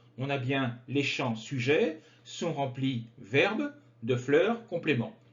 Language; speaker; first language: French; native; French